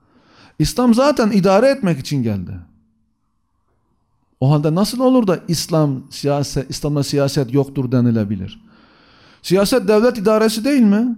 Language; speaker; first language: Turkish; native; Turkish